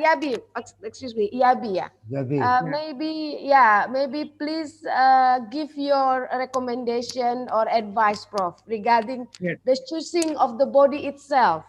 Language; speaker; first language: English; non-native, fluent; Indonesian